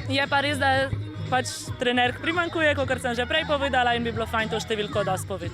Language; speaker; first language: Slovenian; native; Slovenian